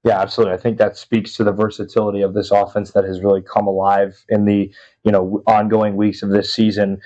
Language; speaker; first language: English; native; English